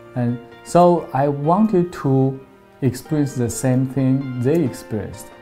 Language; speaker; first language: English; non-native, fluent; Chinese